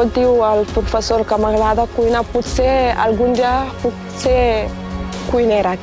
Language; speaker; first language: Catalan; non-native, learner; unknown